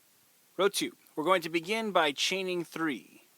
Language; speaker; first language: English; native; English